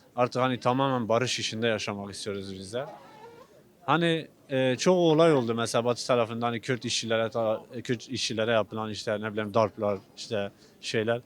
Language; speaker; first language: Turkish; non-native, local second language; Kurdish